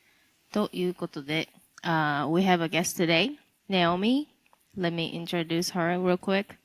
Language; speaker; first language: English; non-native, local second language; Japanese